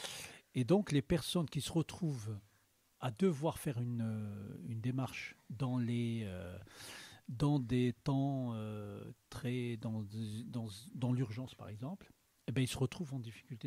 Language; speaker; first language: French; native; French